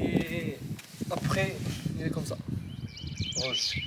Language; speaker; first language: French; non-native, learner; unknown